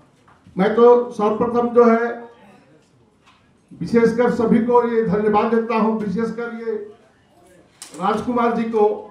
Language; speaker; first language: Hindi; native; Hindi